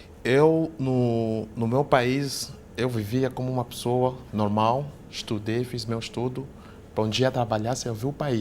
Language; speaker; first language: Portuguese; non-native, fluent; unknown